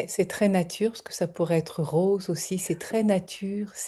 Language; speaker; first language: French; native; French